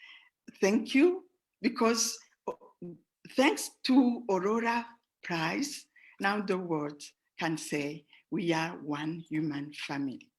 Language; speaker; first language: English; non-native, fluent; Rundi